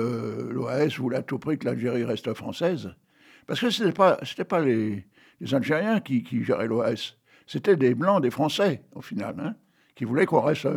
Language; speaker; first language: French; native; French